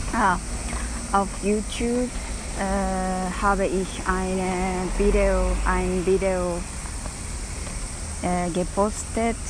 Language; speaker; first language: German; non-native, learner; Japanese